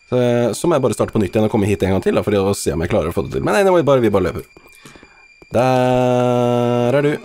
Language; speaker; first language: Norwegian; native; Norwegian